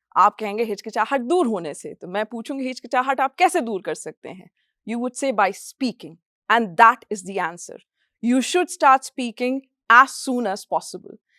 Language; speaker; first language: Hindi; non-native, fluent; English